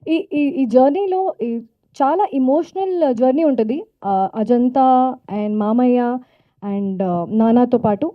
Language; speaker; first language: Telugu; non-native, fluent; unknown